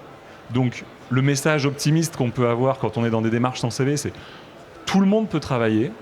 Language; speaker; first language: French; native; French